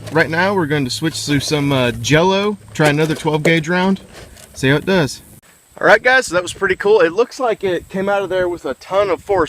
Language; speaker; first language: English; native; English